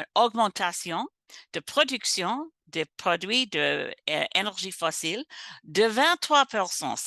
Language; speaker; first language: French; non-native, local second language; English